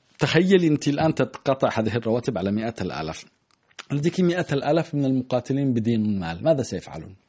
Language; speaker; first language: Arabic; native; Arabic